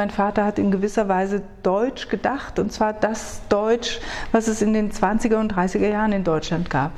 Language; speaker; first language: German; early bilingual, other home language; Hebrew